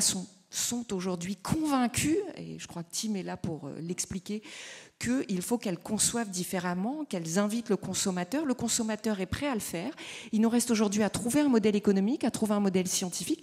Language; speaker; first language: French; native; French